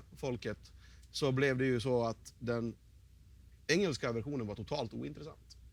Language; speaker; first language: Swedish; native; Swedish